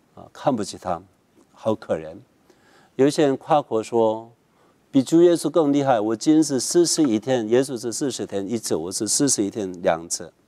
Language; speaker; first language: Chinese; non-native, fluent; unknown